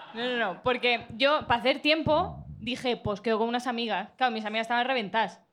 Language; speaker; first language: Spanish; native; Spanish